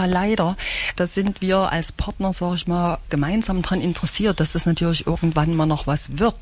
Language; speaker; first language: German; native; German